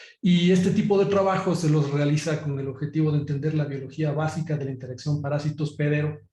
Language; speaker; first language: Spanish; native; Spanish